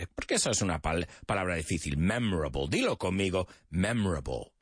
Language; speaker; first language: Spanish; non-native, fluent; English